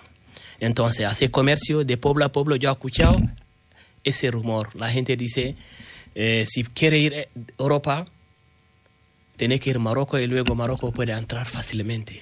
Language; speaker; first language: Spanish; non-native, learner; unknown